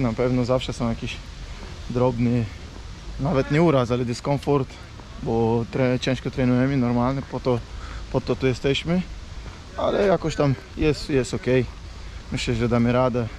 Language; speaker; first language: Polish; non-native, fluent; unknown